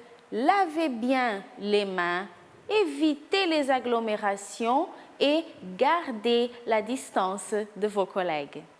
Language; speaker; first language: French; non-native, fluent; Portuguese